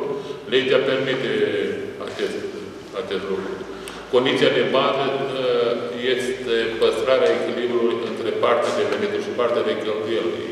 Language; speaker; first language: Romanian; native; Romanian